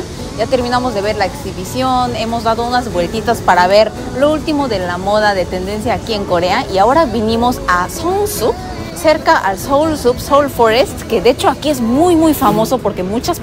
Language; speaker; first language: Spanish; non-native, fluent; Korean